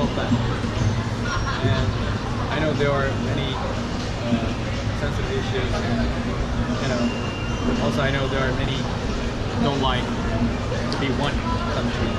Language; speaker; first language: English; non-native, fluent; Korean